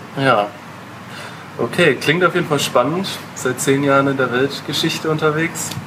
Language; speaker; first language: German; native; German